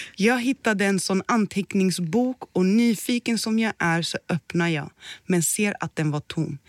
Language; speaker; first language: Swedish; early bilingual, other home language; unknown